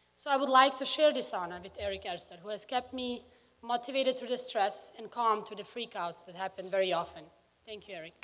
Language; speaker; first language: English; early bilingual, other home language; Bosnian